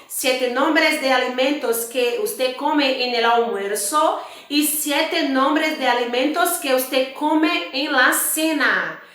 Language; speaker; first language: Spanish; non-native, learner; Portuguese